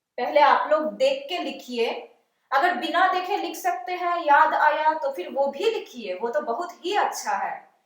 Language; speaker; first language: Hindi; non-native, local second language; Bangla